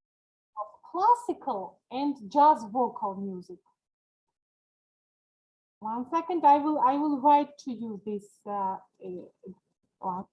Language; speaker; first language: English; non-native, learner; Georgian